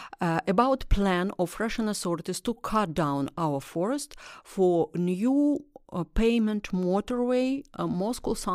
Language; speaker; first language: English; non-native, learner; Russian